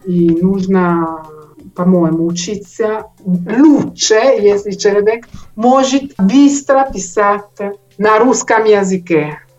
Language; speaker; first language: Russian; non-native, learner; Italian